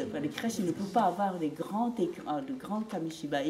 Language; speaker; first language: French; non-native, fluent; Japanese